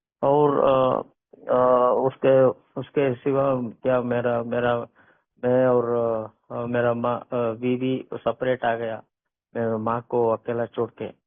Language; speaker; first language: Hindi; non-native, local second language; Kannada